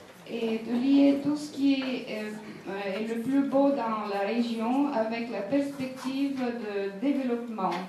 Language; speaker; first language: French; non-native, fluent; Bulgarian